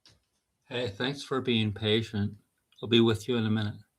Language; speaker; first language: English; native; English